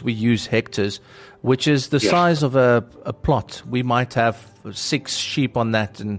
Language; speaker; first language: English; non-native, local second language; Afrikaans